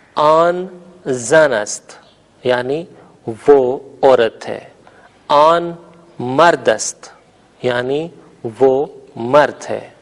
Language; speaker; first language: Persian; non-native, fluent; Urdu